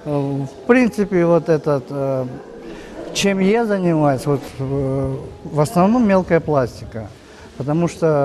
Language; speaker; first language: Russian; native; Russian